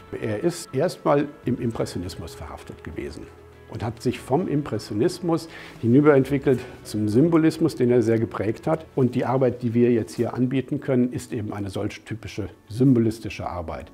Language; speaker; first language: German; native; German